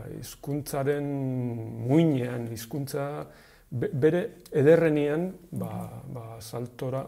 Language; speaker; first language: Basque; non-native, local second language; Spanish